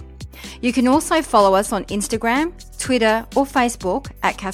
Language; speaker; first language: English; native; English